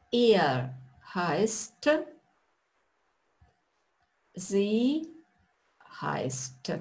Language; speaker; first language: German; non-native, fluent; Russian